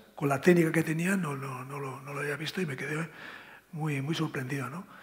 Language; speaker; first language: Spanish; native; Spanish